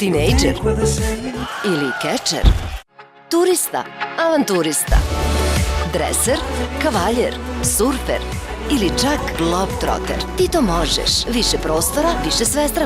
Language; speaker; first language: Serbian; native; Serbian